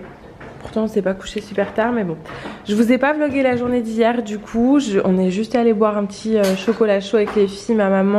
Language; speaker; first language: French; native; French